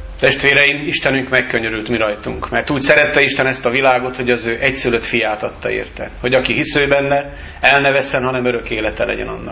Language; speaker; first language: Hungarian; native; Hungarian